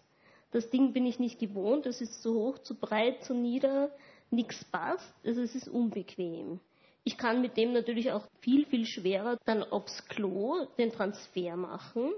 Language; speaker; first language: German; native; German